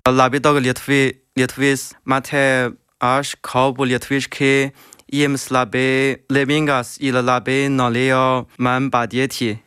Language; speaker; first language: Lithuanian; non-native, learner; Chinese